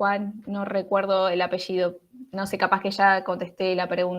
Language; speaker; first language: Spanish; native; Spanish